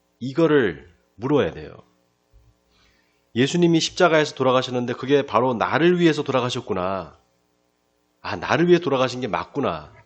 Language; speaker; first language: Korean; native; Korean